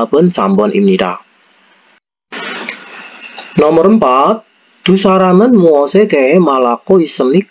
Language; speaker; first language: Korean; non-native, fluent; Indonesian